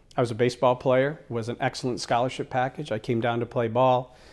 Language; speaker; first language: English; native; English